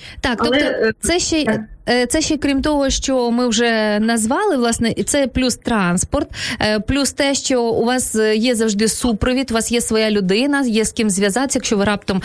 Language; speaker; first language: Ukrainian; native; Ukrainian